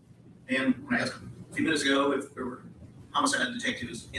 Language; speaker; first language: English; native; English